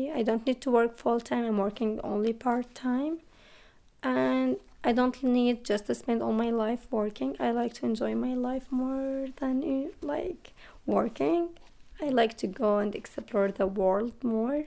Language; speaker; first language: English; non-native, learner; Arabic